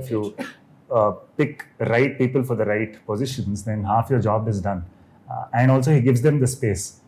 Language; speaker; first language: English; non-native, local second language; Kannada